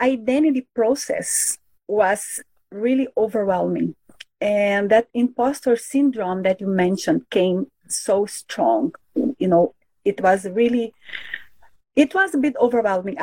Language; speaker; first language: English; non-native, fluent; Portuguese